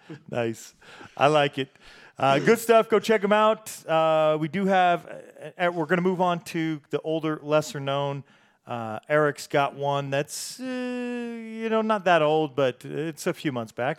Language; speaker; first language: English; native; English